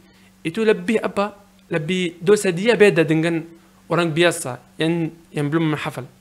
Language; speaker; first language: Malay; non-native, learner; Arabic